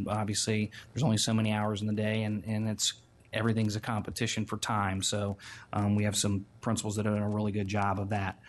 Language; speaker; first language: English; native; English